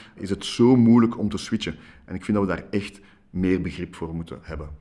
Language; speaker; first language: Dutch; non-native, local second language; French